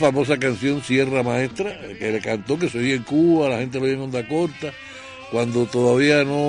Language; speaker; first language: Spanish; native; Spanish